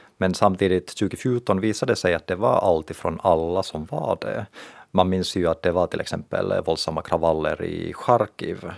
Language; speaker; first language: Swedish; native; Swedish